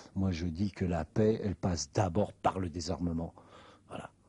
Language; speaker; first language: French; non-native, fluent; Spanish